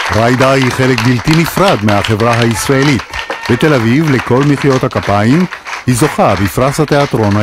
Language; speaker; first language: Hebrew; native; Hebrew